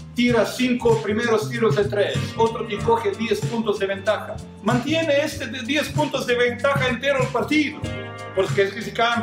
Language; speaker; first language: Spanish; non-native, fluent; Croatian